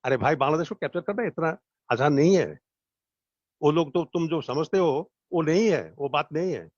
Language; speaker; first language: Hindi; non-native, learner; Bangla